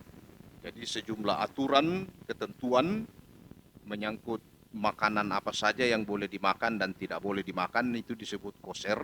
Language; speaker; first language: Indonesian; native; Indonesian